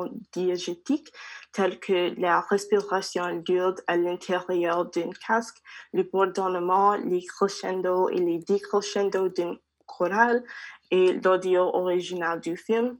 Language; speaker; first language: French; non-native, learner; English